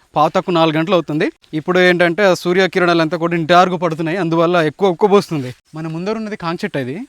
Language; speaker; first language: Telugu; native; Telugu